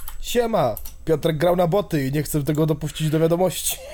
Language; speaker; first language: Polish; native; Polish